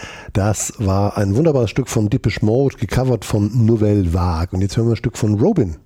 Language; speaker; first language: German; native; German